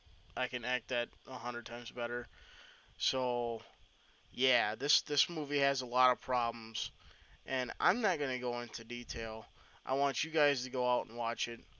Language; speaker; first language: English; native; English